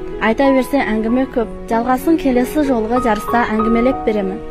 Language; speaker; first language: Kazakh; non-native, learner; Chinese